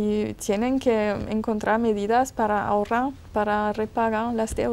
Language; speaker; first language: Spanish; non-native, fluent; German